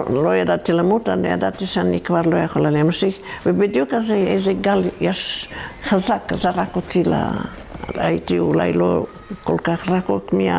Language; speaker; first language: Hebrew; non-native, fluent; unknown